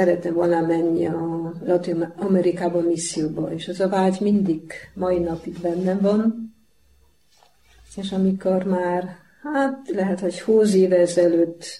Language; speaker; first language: Hungarian; non-native, fluent; Polish